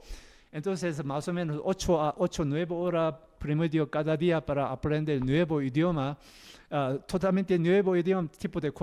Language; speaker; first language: Spanish; non-native, learner; Korean